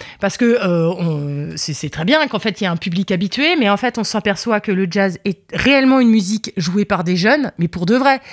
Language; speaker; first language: French; native; French